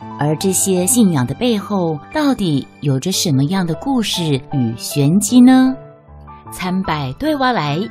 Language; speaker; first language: Chinese; native; Chinese